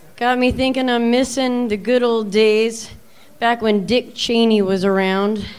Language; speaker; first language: English; native; English